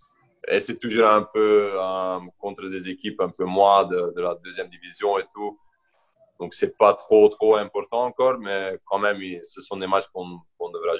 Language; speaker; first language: French; non-native, local second language; Dutch